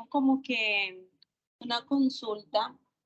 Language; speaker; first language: Spanish; native; Spanish